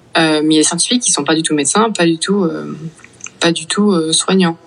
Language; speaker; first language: French; native; French